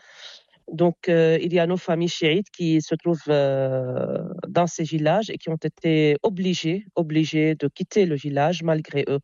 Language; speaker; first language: French; non-native, local second language; Arabic